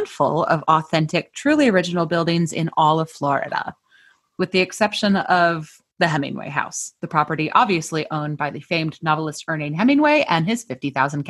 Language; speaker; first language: English; native; English